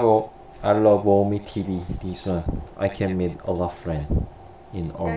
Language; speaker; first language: English; non-native, learner; Korean